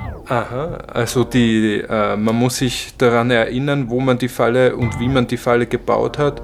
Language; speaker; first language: German; native; German